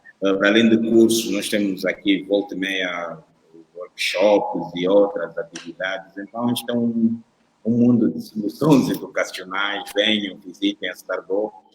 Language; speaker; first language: Portuguese; native; Portuguese